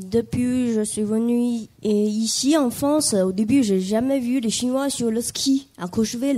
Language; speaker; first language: French; non-native, learner; Chinese